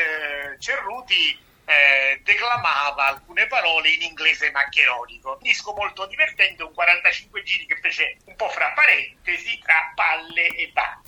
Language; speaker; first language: Italian; native; Italian